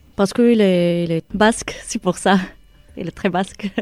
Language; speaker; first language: French; non-native, local second language; Arabic